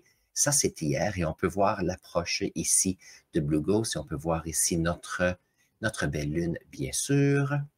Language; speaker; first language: French; native; French